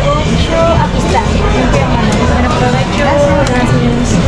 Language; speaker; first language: Spanish; non-native, fluent; Filipino